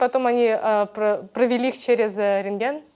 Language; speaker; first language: Russian; native; Russian